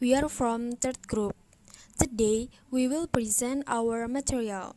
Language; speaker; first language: English; non-native, learner; Indonesian